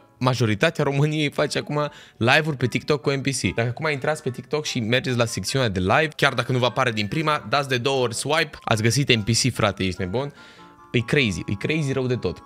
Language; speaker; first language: Romanian; native; Romanian